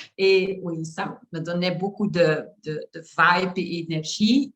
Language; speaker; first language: French; non-native, learner; Dutch